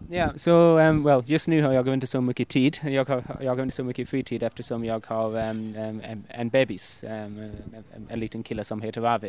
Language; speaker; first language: Swedish; non-native, fluent; English